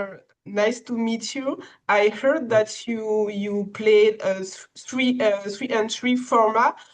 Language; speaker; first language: English; non-native, learner; French